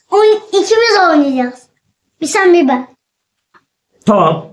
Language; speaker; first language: Turkish; native; Turkish